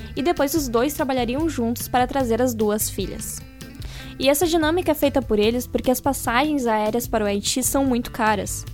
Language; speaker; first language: Portuguese; native; Portuguese